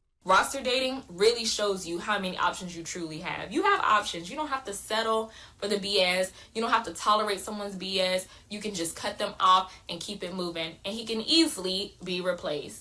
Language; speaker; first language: English; native; English